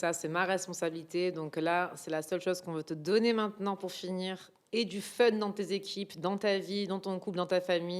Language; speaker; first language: French; native; French